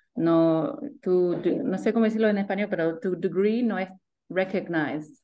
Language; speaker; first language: Spanish; early bilingual, heritage; Spanish